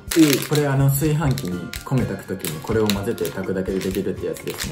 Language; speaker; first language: Japanese; native; Japanese